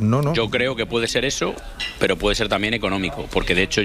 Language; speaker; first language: Spanish; native; Spanish